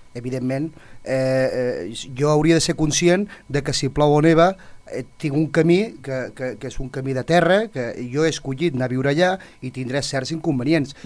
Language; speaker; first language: Catalan; native; Catalan